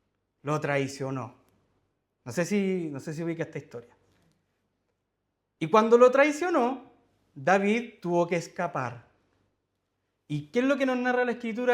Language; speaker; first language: Spanish; native; Spanish